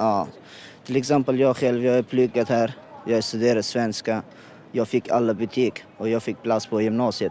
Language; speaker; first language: Swedish; non-native, learner; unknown